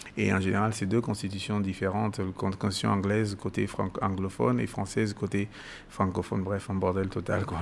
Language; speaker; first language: French; non-native, local second language; Basaa